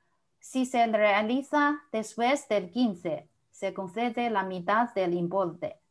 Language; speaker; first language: Spanish; non-native, fluent; Chinese